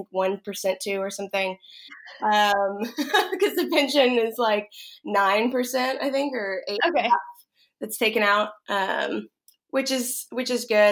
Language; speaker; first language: English; native; English